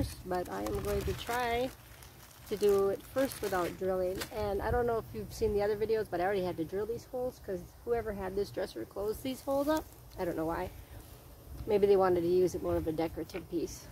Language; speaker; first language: English; native; English